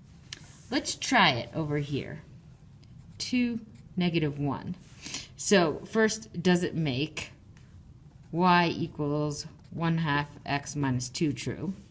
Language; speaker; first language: English; native; English